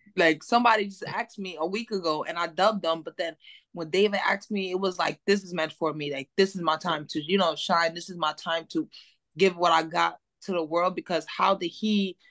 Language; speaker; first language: English; native; English